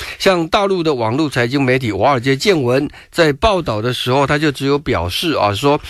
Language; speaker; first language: Chinese; native; Chinese